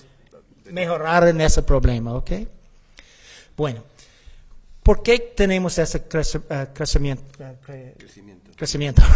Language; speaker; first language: Spanish; non-native, learner; English